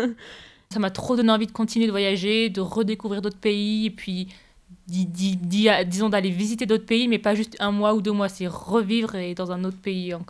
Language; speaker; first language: French; native; French